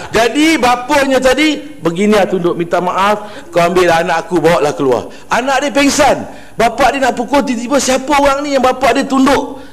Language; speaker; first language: Malay; non-native, local second language; Tamil